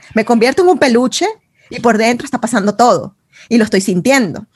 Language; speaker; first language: Spanish; native; Spanish